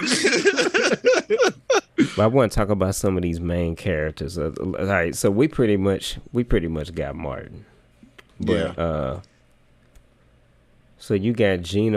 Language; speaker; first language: English; native; English